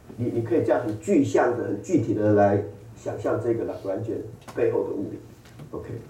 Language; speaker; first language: Chinese; native; Chinese